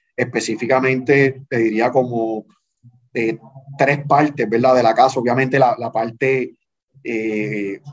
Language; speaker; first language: Spanish; native; Spanish